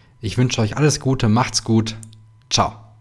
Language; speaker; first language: German; native; German